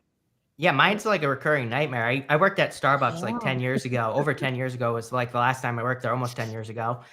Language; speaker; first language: English; native; English